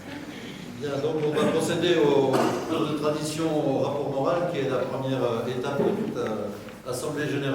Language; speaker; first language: French; native; French